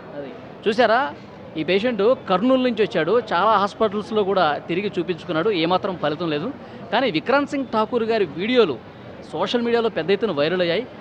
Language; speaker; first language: Telugu; native; Telugu